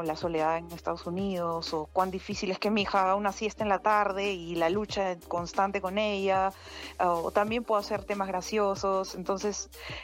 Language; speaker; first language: Spanish; native; Spanish